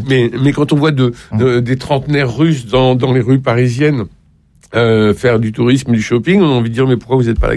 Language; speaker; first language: French; native; French